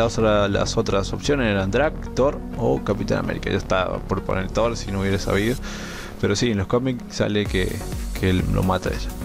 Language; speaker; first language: Spanish; native; Spanish